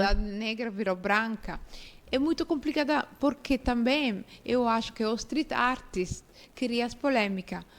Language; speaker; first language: Portuguese; non-native, fluent; Italian